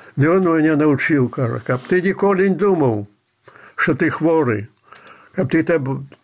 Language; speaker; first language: Russian; non-native, local second language; Belarusian